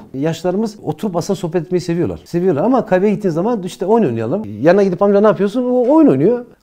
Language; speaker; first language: Turkish; non-native, local second language; Zaza